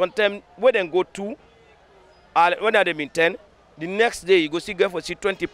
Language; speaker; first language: English; non-native, local second language; Krio